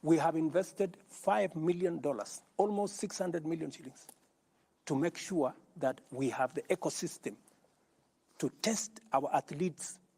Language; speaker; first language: English; non-native, local second language; Kalenjin